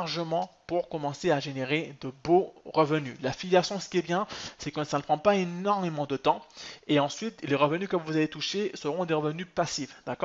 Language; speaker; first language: French; native; French